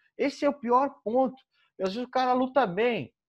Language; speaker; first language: Portuguese; native; Portuguese